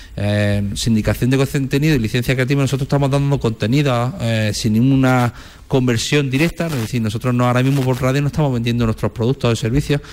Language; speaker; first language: Spanish; native; Spanish